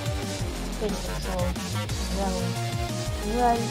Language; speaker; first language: Russian; native; Russian